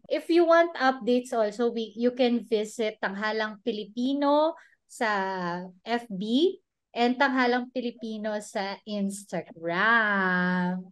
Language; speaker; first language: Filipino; non-native, local second language; Hiligaynon